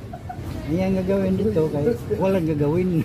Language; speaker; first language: Filipino; non-native, local second language; Cebuano